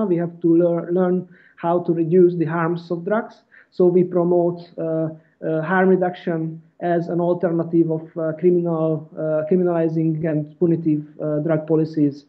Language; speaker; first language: English; non-native, fluent; Hungarian